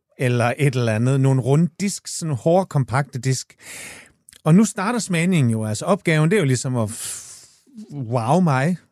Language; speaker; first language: Danish; native; Danish